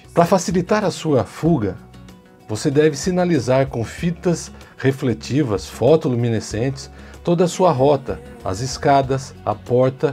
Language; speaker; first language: Portuguese; native; Portuguese